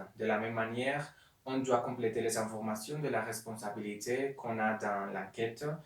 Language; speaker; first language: French; non-native, learner; Spanish